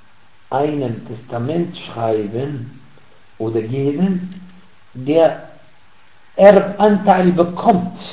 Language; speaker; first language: German; non-native, fluent; Arabic